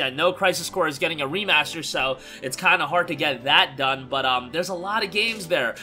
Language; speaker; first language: English; native; English